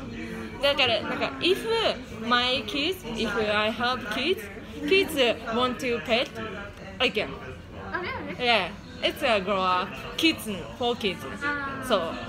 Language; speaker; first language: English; non-native, learner; Japanese